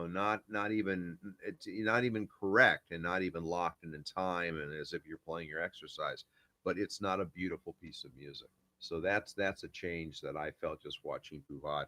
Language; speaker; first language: English; native; English